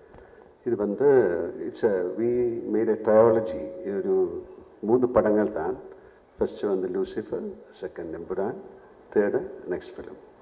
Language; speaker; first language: Tamil; non-native, learner; Malayalam